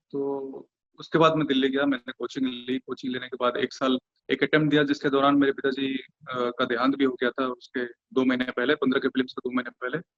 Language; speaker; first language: Hindi; non-native, local second language; Bhojpuri